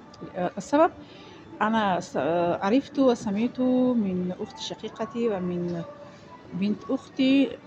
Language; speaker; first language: Arabic; non-native, fluent; Tajik